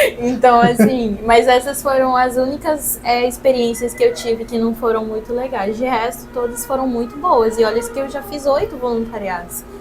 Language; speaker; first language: Portuguese; non-native, local second language; Kabuverdianu